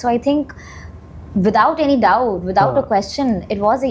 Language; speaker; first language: English; non-native, local second language; Hindi